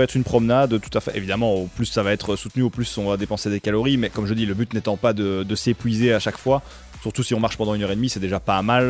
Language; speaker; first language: French; native; French